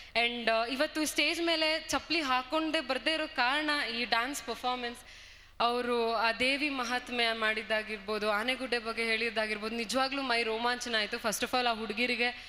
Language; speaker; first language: Kannada; native; Kannada